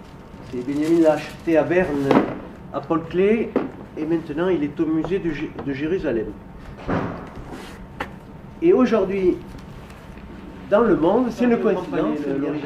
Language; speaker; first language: French; native; French